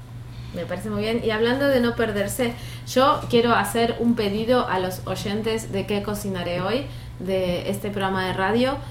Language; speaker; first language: Spanish; native; Spanish